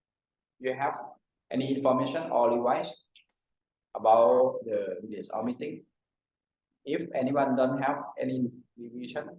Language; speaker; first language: English; non-native, learner; Thai